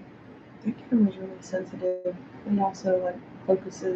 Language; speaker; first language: English; native; English